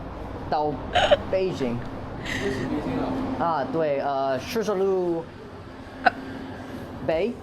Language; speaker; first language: Chinese; non-native, learner; English